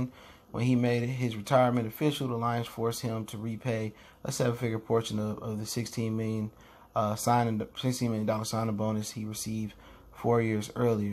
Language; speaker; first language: English; native; English